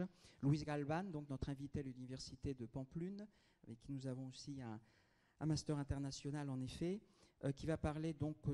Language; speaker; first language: French; native; French